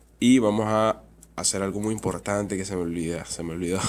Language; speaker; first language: Spanish; native; Spanish